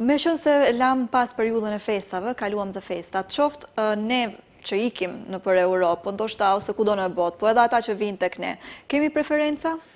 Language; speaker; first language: Albanian; native; Albanian